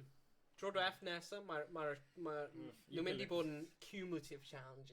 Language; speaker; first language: Welsh; native; Welsh